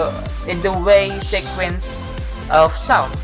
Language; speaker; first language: English; non-native, learner; Indonesian